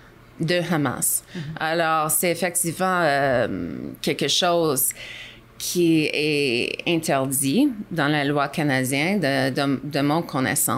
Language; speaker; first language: French; non-native, local second language; English